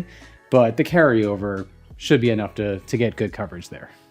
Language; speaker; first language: English; native; English